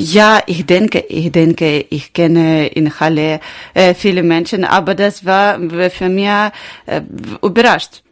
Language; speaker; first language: German; non-native, learner; Ukrainian